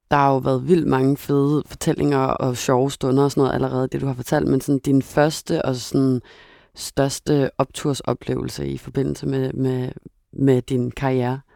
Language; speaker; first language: Danish; native; Danish